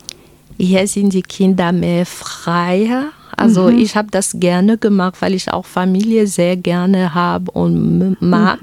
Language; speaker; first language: German; non-native, fluent; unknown